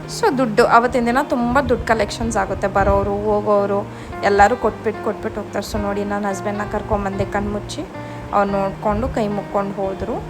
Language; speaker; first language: Kannada; non-native, local second language; Malayalam